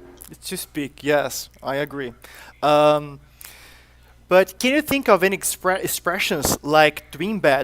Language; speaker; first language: English; non-native, fluent; Portuguese